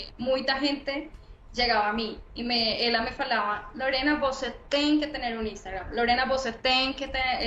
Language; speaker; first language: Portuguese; non-native, learner; Spanish